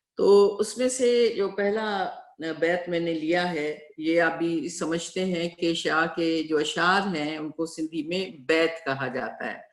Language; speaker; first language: Urdu; non-native, local second language; Sindhi